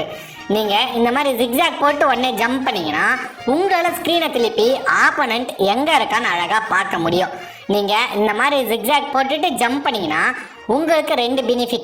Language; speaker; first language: Tamil; native; Tamil